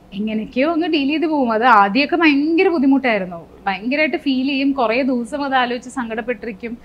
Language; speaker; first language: Malayalam; native; Malayalam